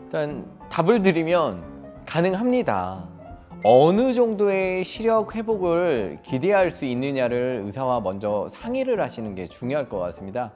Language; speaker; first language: Korean; native; Korean